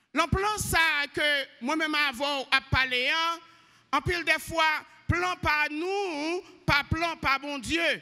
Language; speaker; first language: French; non-native, local second language; Haitian Creole